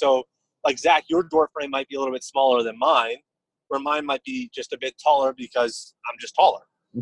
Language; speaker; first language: English; native; English